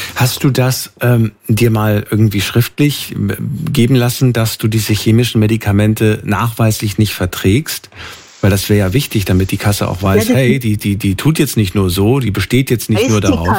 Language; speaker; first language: German; native; German